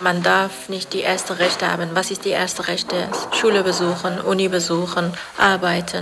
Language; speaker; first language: German; non-native, fluent; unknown